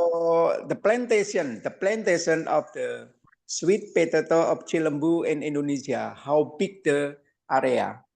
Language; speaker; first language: English; non-native, learner; Indonesian